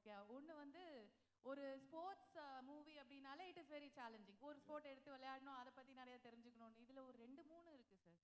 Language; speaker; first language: Tamil; native; Tamil